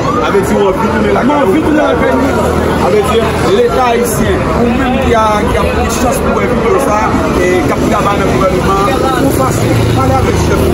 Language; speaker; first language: French; non-native, local second language; Haitian Creole